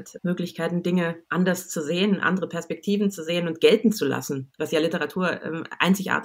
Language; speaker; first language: German; native; German